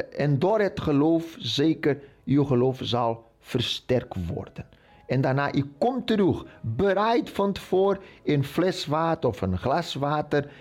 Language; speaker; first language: Dutch; non-native, fluent; Portuguese